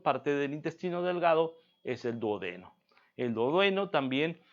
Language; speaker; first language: Spanish; native; Spanish